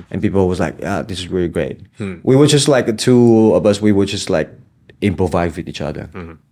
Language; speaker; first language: English; non-native, fluent; Vietnamese